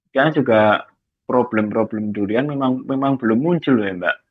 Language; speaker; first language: Malay; non-native, local second language; Javanese